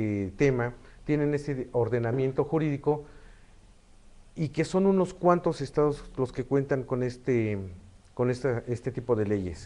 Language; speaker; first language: Spanish; native; Spanish